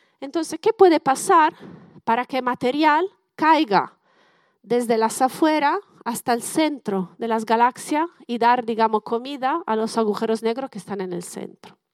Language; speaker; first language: Spanish; non-native, fluent; Italian